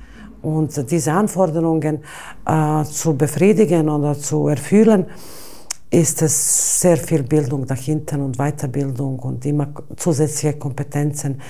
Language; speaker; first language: German; non-native, fluent; Bosnian